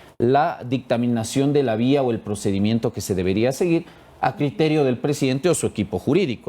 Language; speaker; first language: Spanish; native; Spanish